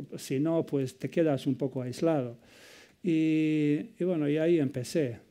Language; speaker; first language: Spanish; non-native, fluent; Bosnian